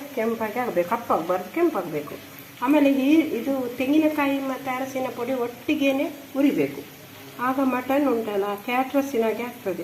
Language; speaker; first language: Kannada; non-native, local second language; Tulu